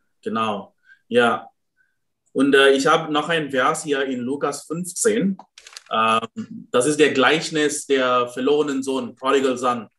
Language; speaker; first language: German; non-native, fluent; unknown